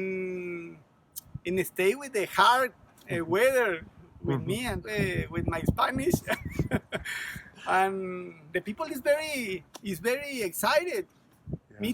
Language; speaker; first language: English; non-native, learner; Spanish